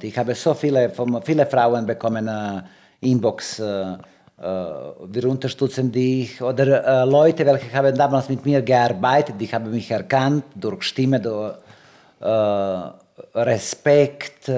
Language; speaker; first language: German; non-native, learner; Serbian